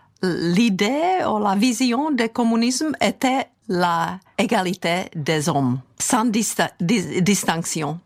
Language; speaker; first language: French; non-native, fluent; Czech